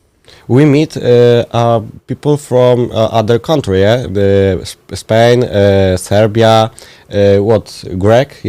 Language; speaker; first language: English; non-native, learner; Polish